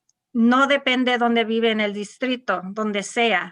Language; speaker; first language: Spanish; non-native, local second language; English